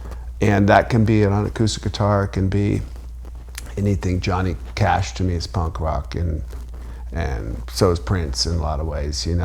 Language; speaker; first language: English; native; English